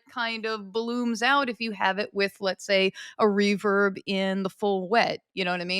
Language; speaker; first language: English; native; English